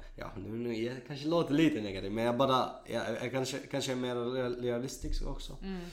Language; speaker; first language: Swedish; non-native, learner; Kurdish